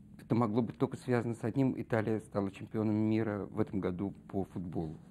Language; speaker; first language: Russian; native; Russian